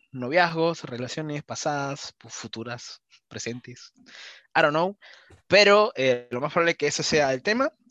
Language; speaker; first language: Spanish; native; Spanish